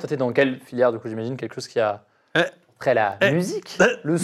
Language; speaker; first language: French; native; French